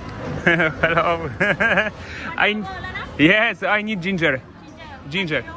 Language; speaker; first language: English; non-native, learner; Polish